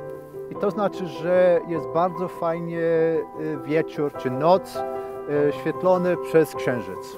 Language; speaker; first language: Polish; non-native, learner; English